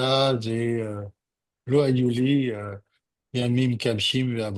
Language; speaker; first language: Hebrew; non-native, learner; French